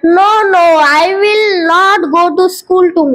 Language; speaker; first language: English; non-native, learner; Bangla